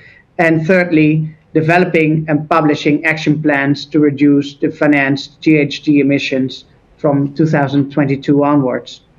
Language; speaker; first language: English; non-native, fluent; Dutch